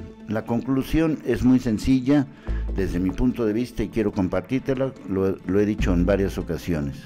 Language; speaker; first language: Spanish; native; Spanish